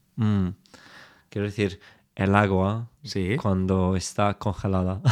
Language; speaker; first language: Spanish; non-native, fluent; English